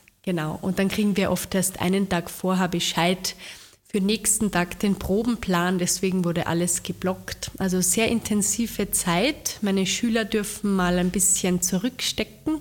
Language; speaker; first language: German; native; German